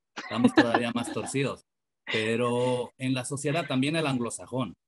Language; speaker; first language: Spanish; native; Spanish